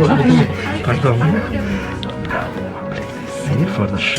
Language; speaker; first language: English; non-native, learner; Albanian